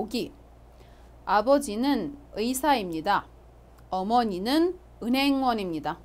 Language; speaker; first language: Korean; non-native, fluent; Arabic